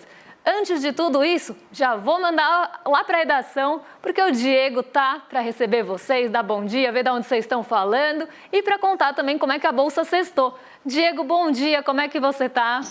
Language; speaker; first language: Portuguese; native; Portuguese